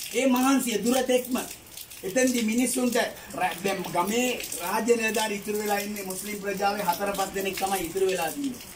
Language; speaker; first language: Sinhala; non-native, local second language; Tamil